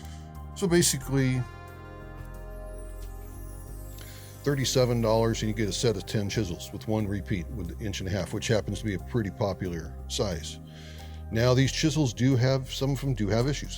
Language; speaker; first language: English; native; English